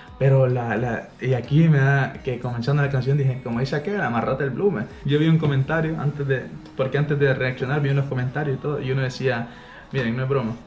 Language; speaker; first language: Spanish; native; Spanish